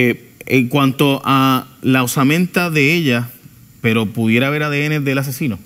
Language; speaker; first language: Spanish; native; Spanish